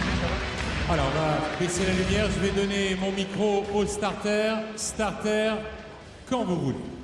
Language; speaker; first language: French; native; French